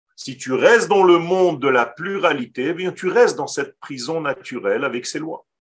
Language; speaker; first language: French; non-native, fluent; Hebrew